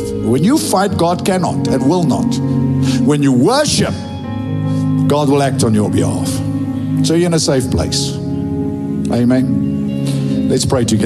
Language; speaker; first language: English; non-native, local second language; Afrikaans